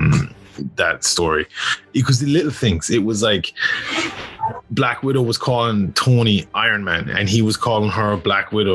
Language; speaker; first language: English; native; English